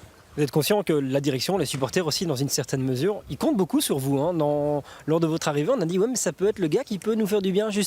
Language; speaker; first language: French; native; French